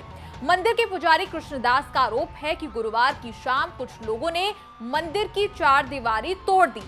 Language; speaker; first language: Hindi; native; Hindi